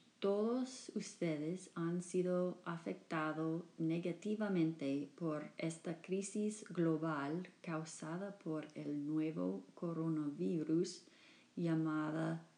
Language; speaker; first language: Spanish; non-native, fluent; English